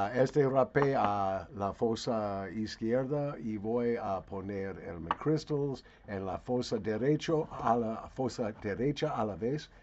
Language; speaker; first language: Spanish; non-native, fluent; English